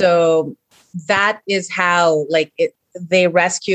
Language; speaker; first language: English; non-native, local second language; Hindi